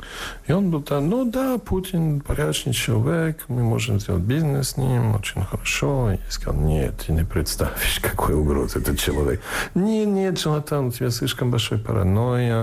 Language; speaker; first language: Russian; non-native, fluent; English